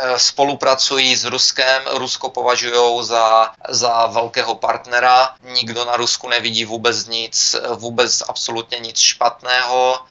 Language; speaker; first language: Czech; native; Czech